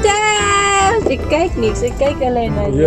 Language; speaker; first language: Dutch; non-native, learner; Filipino